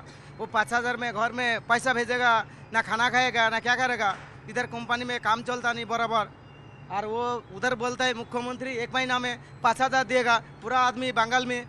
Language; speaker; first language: Hindi; non-native, local second language; Bangla